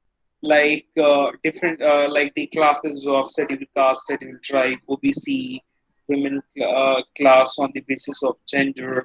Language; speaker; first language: English; non-native, local second language; Hindi